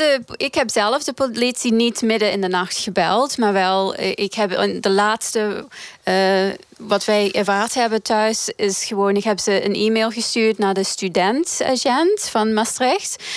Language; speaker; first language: Dutch; non-native, fluent; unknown